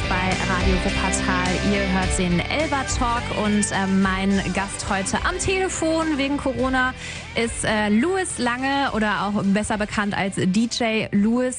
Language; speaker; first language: German; native; German